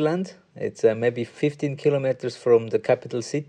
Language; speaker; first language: English; non-native, fluent; Swiss German